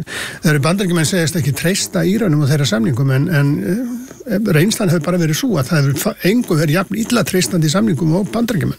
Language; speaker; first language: Icelandic; native; Icelandic